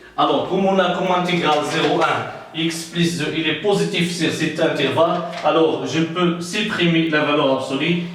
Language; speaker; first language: French; non-native, local second language; Arabic